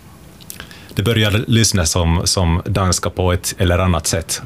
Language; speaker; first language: Swedish; non-native, fluent; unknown